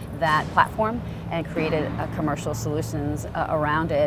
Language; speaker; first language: English; native; English